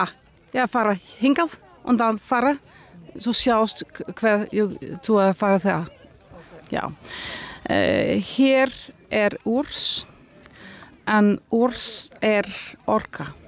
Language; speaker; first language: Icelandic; non-native, learner; Danish